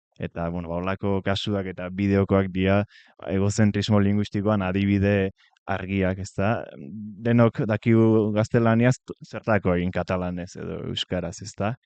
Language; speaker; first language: Basque; native; Basque